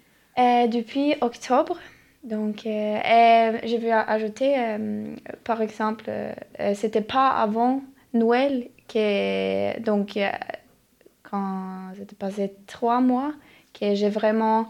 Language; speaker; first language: French; non-native, learner; Norwegian